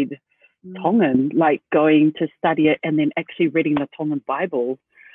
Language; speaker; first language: English; native; English